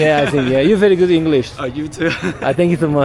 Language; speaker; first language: English; non-native, learner; Korean